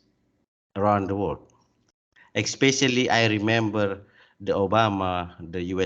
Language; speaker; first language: English; non-native, learner; Indonesian